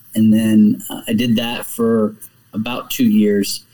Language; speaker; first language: English; native; English